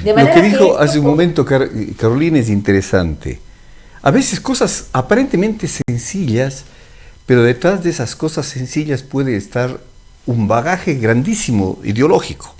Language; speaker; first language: Spanish; native; Spanish